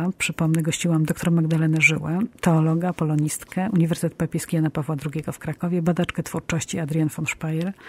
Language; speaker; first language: Polish; native; Polish